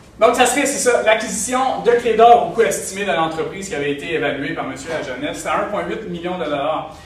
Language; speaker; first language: French; native; French